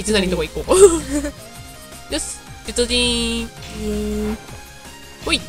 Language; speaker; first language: Japanese; native; Japanese